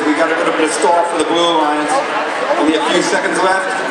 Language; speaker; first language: English; native; English